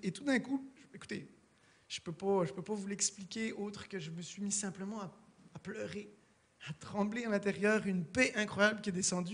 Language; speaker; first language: French; native; French